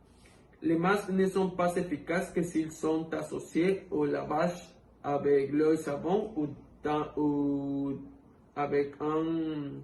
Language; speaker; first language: French; non-native, fluent; Spanish